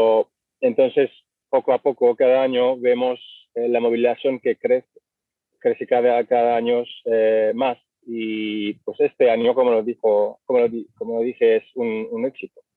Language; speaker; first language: Spanish; non-native, fluent; French